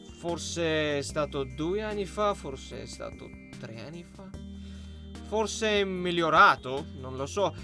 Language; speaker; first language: Italian; non-native, learner; Russian